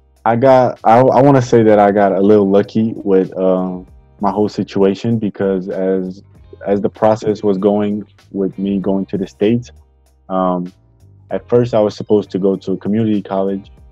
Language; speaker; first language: English; non-native, fluent; Bulgarian